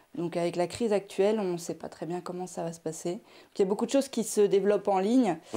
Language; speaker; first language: French; native; French